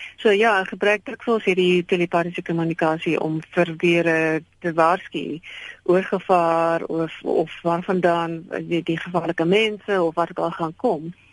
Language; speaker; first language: Afrikaans; non-native, local second language; English